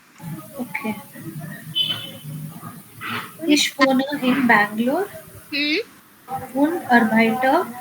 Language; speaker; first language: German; non-native, learner; Hindi